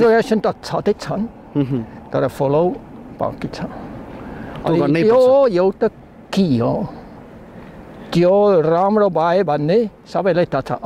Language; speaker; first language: Nepali; non-native, learner; German